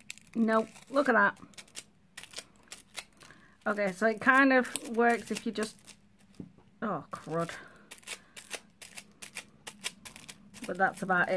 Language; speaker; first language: English; native; English